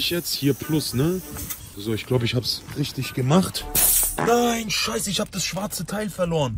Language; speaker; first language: German; early bilingual, other home language; Turkish